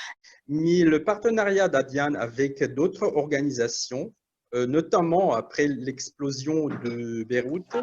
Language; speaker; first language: French; non-native, learner; Arabic